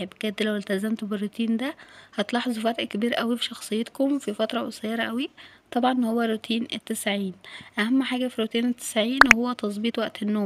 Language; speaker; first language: Arabic; native; Arabic